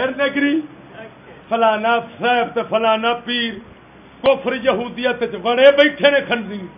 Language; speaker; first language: Urdu; non-native, local second language; Punjabi